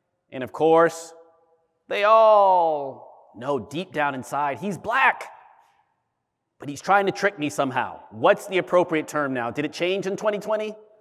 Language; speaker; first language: English; early bilingual, other home language; German